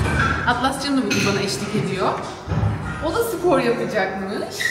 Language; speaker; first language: Turkish; native; Turkish